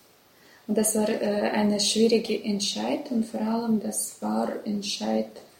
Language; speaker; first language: German; non-native, learner; Russian